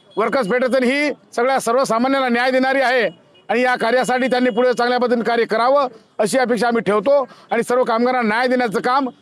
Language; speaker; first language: Marathi; native; Marathi